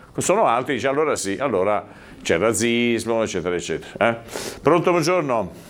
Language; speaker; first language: Italian; native; Italian